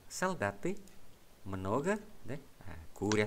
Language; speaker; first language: Russian; non-native, fluent; Vietnamese